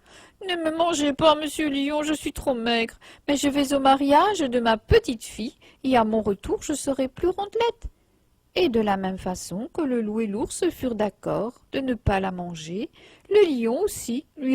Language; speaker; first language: French; native; French